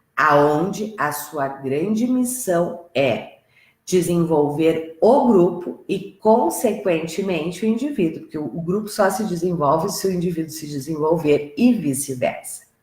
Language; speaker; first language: Portuguese; native; Portuguese